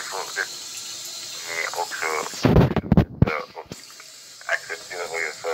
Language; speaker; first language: Swedish; non-native, learner; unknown